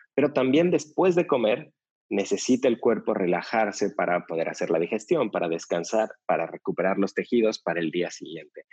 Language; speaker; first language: Spanish; native; Spanish